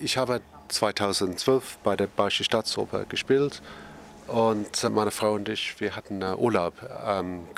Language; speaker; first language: German; non-native, fluent; English